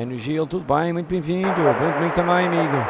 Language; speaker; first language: Portuguese; native; Portuguese